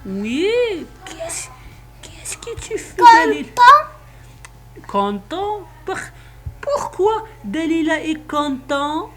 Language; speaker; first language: French; non-native, local second language; Arabic